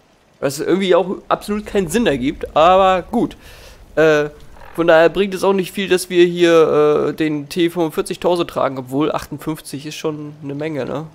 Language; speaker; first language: German; native; German